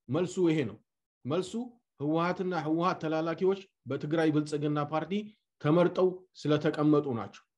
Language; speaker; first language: Amharic; non-native, local second language; Tigrinya